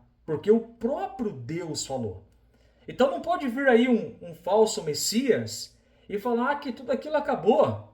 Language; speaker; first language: Portuguese; native; Portuguese